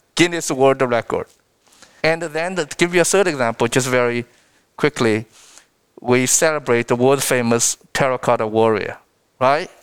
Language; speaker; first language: English; non-native, fluent; Chinese